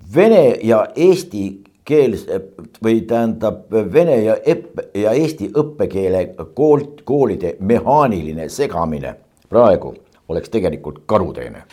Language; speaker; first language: Estonian; native; Estonian